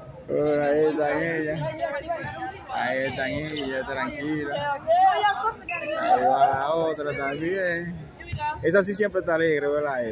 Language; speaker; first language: Spanish; native; Spanish